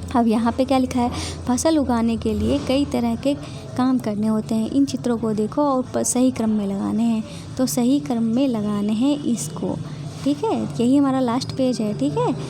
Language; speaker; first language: Hindi; native; Hindi